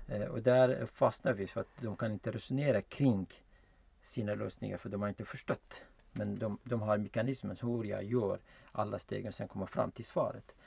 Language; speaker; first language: Swedish; non-native, fluent; Arabic